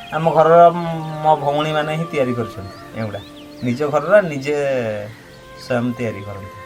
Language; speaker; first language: Odia; non-native, local second language; Santali